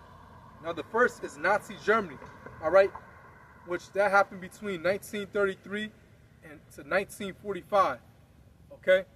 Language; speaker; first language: English; native; English